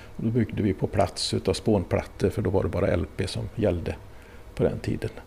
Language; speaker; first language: Swedish; native; Swedish